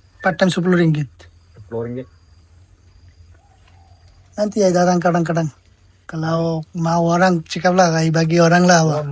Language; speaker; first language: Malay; non-native, learner; Bangla